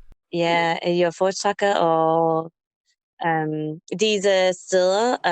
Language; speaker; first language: Danish; non-native, learner; English